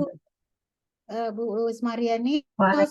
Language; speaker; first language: English; non-native, fluent; Indonesian